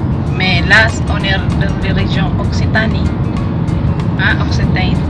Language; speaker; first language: French; non-native, fluent; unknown